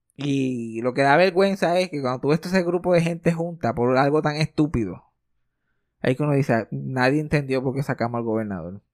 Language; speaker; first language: Spanish; native; Spanish